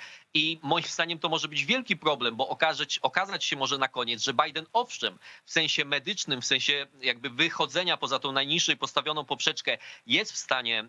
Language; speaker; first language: Polish; native; Polish